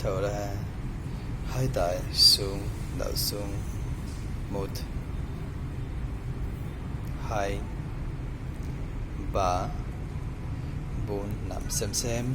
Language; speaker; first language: Vietnamese; non-native, learner; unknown